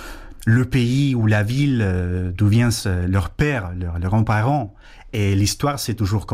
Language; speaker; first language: French; non-native, fluent; Spanish